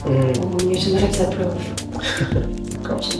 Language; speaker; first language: Russian; non-native, learner; French